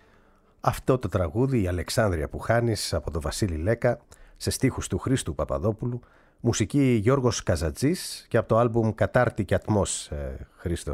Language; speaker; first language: Greek; native; Greek